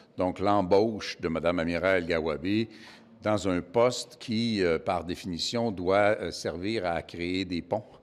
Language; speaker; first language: French; native; French